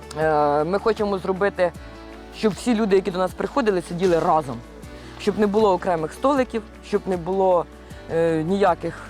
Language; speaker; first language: Ukrainian; native; Ukrainian